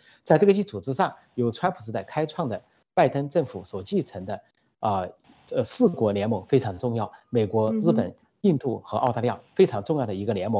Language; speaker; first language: Chinese; native; Chinese